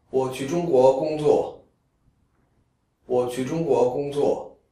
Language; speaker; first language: Chinese; non-native, fluent; Czech